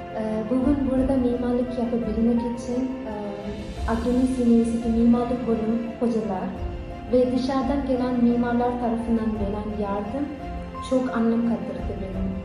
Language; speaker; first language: Turkish; non-native, fluent; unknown